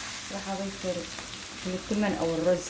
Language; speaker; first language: Arabic; native; Arabic